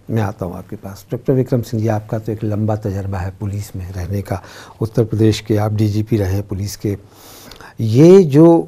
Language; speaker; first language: Hindi; native; Hindi